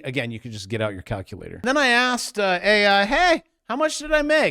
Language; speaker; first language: English; native; English